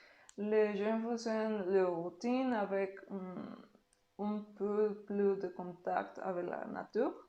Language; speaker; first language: French; non-native, learner; Spanish